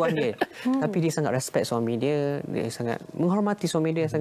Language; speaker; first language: Malay; native; Malay